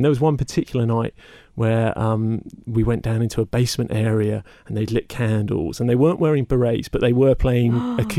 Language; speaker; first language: English; native; English